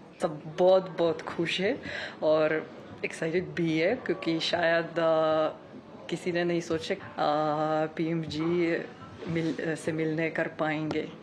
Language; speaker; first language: Hindi; non-native, learner; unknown